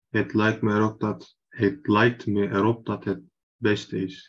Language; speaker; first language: Dutch; non-native, learner; Turkish